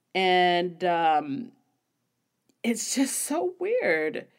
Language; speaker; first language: English; native; English